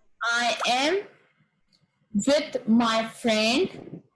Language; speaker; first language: English; non-native, local second language; Urdu